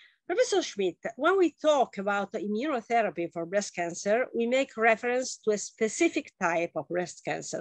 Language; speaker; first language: English; non-native, fluent; Italian